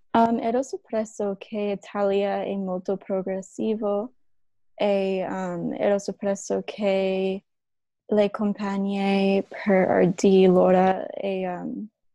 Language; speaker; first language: Italian; non-native, learner; English